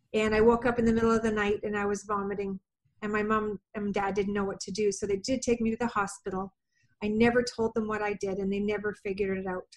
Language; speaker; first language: English; native; English